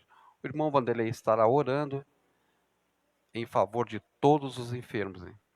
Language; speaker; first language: Portuguese; native; Portuguese